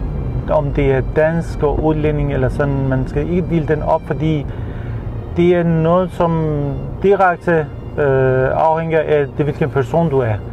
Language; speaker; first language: Danish; non-native, fluent; Persian